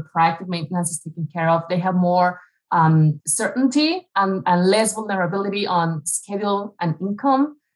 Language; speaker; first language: English; non-native, fluent; Spanish